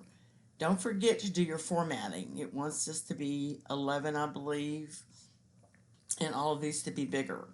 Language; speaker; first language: English; native; English